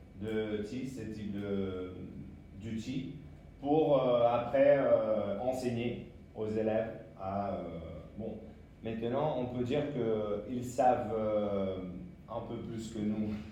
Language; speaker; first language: French; non-native, fluent; Spanish